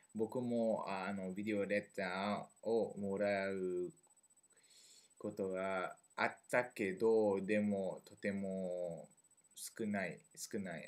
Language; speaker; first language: Japanese; non-native, learner; French